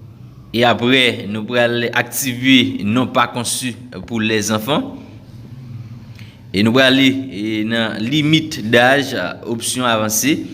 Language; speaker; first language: French; non-native, local second language; Haitian Creole